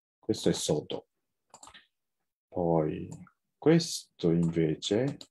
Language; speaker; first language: Italian; non-native, fluent; Japanese